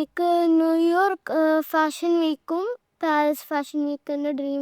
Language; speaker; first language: Malayalam; early bilingual, heritage; Malayalam